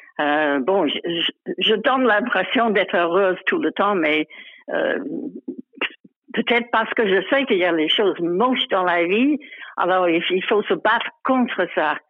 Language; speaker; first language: French; non-native, fluent; English